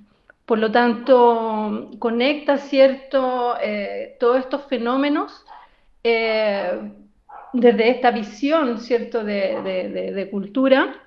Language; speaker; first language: Spanish; native; Spanish